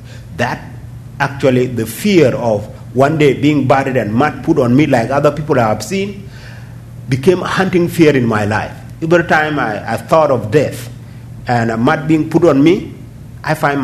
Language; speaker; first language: English; non-native, fluent; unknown